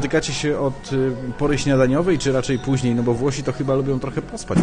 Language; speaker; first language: Polish; native; Polish